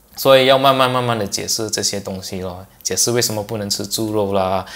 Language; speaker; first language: Chinese; non-native, local second language; English